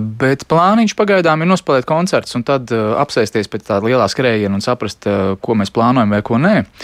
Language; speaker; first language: Latvian; native; Latvian